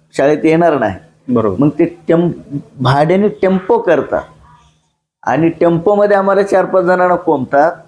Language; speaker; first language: Marathi; non-native, local second language; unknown